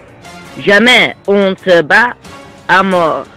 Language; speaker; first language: French; non-native, learner; Dutch